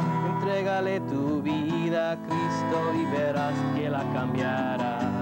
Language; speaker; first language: Spanish; non-native, fluent; English